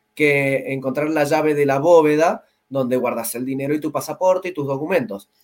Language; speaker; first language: Spanish; native; Spanish